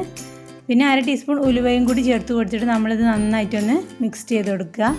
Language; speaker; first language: Malayalam; native; Malayalam